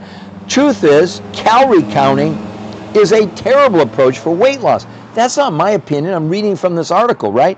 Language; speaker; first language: English; native; English